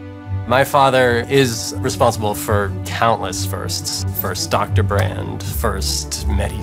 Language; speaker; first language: English; native; English